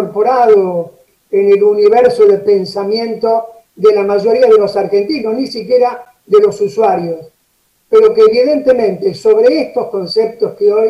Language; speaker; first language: Spanish; native; Spanish